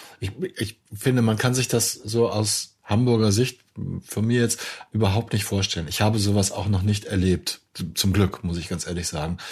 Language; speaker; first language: German; native; German